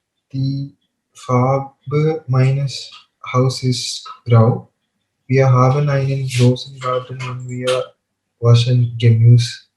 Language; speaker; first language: German; non-native, learner; Malayalam